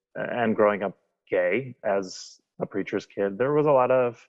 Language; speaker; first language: English; native; English